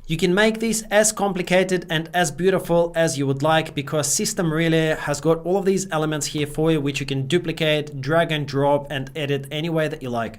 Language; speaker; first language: English; native; English